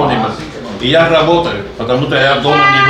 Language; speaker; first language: Russian; non-native, learner; Spanish